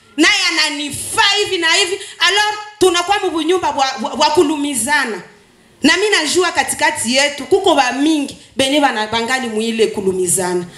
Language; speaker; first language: Swahili; native; Swahili